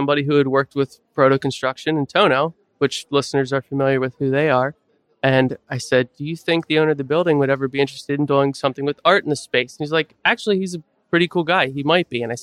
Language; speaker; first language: English; native; English